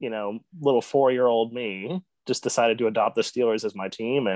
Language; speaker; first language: English; native; English